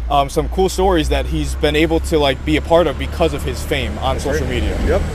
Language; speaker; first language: English; native; English